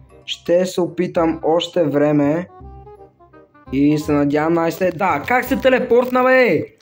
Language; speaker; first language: Bulgarian; native; Bulgarian